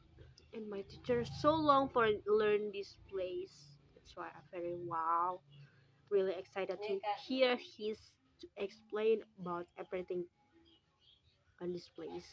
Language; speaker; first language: English; non-native, local second language; Indonesian